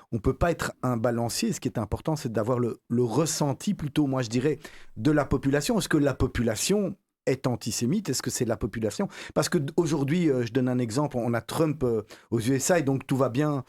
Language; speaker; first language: French; native; French